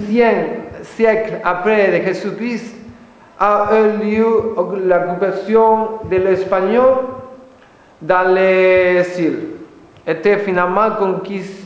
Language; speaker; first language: French; non-native, fluent; Spanish